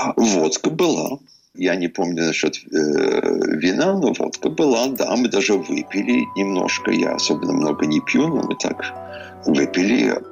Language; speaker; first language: Russian; early bilingual, heritage; Russian